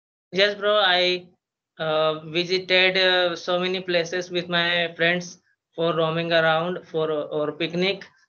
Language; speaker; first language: English; non-native, learner; Hindi